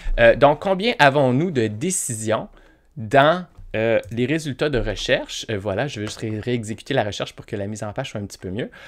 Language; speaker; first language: French; native; French